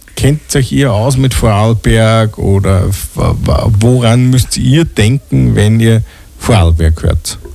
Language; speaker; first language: German; native; German